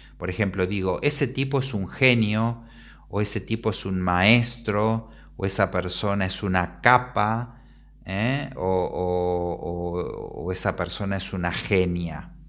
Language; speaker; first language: Spanish; native; Spanish